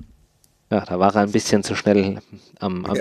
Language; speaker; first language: German; native; German